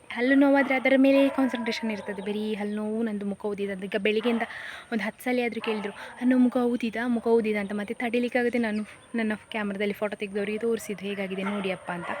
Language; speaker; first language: Kannada; non-native, local second language; Konkani